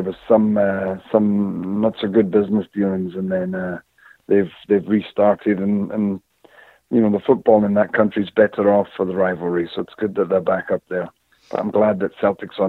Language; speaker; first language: English; native; English